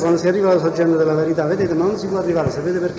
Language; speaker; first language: Italian; native; Italian